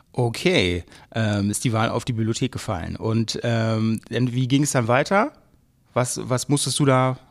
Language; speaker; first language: German; native; German